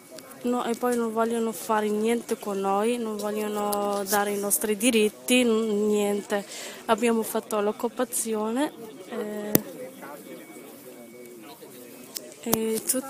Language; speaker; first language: Italian; non-native, fluent; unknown